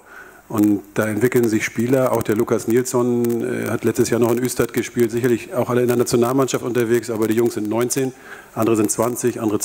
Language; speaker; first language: German; native; German